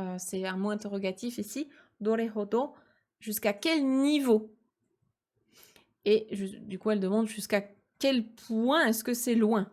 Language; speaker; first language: French; native; French